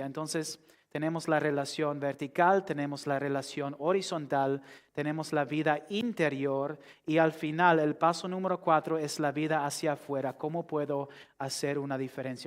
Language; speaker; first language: Spanish; non-native, fluent; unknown